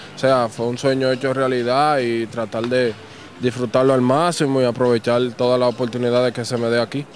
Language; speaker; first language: Spanish; native; Spanish